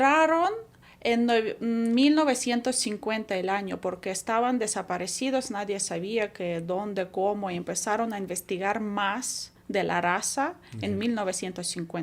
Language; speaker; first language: Spanish; non-native, fluent; Ukrainian